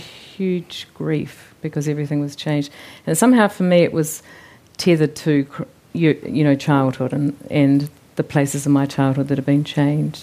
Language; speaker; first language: English; native; English